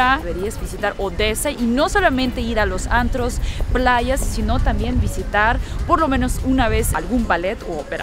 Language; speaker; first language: Spanish; early bilingual, heritage; Russian